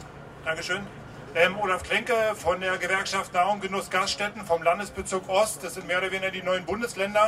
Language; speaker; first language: German; native; German